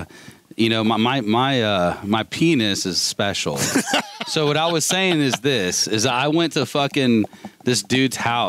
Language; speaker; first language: English; native; English